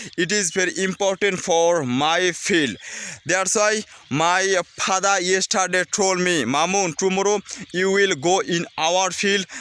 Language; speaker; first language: English; non-native, learner; Bangla